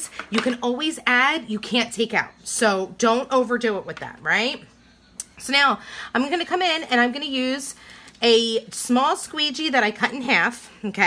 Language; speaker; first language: English; native; English